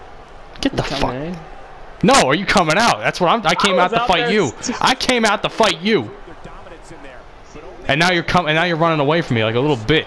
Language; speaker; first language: English; native; English